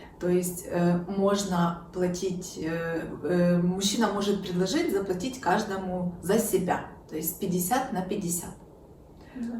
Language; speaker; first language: Russian; native; Russian